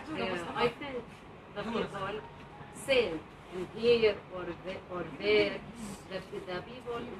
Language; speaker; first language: English; non-native, learner; Arabic